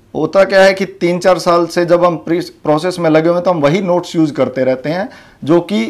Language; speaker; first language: Hindi; native; Hindi